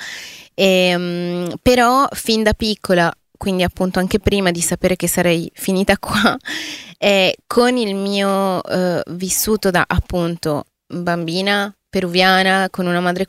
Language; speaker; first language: Italian; early bilingual, other home language; Spanish